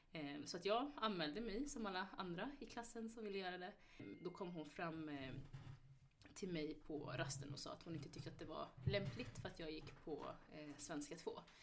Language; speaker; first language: Swedish; early bilingual, other home language; Somali